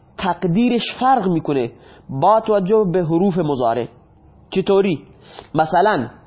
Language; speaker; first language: Persian; non-native, local second language; Baluchi